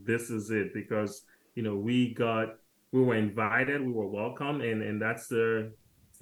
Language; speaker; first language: English; non-native, local second language; Krio